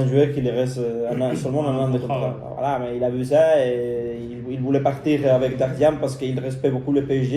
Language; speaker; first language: French; non-native, fluent; Spanish